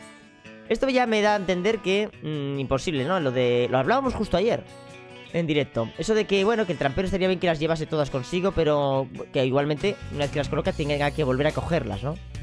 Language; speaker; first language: Spanish; native; Spanish